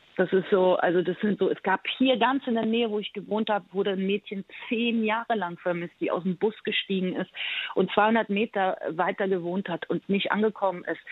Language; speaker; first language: German; early bilingual, other home language; Persian